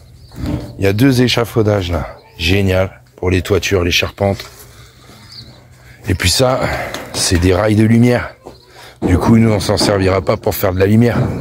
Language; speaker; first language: French; native; French